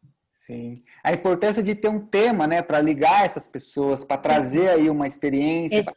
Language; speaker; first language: Portuguese; native; Portuguese